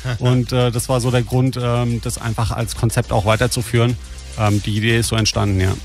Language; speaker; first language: German; early bilingual, other home language; Croatian